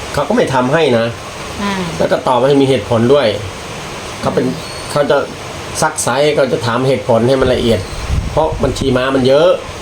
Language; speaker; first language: Thai; native; Thai